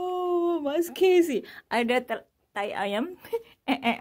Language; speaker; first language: Indonesian; native; Indonesian